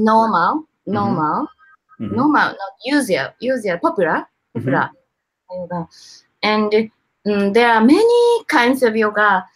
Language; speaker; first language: English; non-native, learner; Japanese